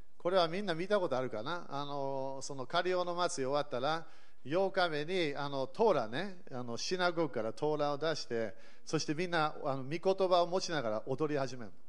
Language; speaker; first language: Japanese; early bilingual, other home language; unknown